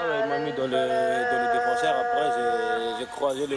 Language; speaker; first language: French; non-native, local second language; Malagasy